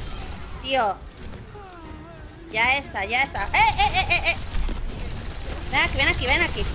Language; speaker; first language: Spanish; native; Spanish